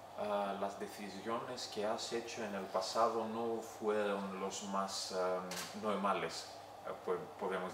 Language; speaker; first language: Spanish; non-native, learner; Greek